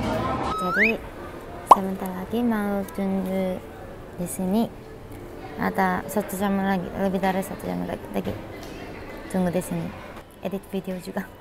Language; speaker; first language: Indonesian; non-native, fluent; Japanese